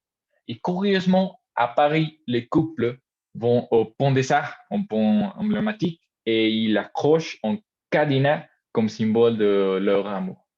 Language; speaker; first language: French; non-native, learner; Spanish